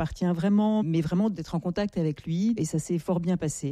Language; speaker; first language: French; native; French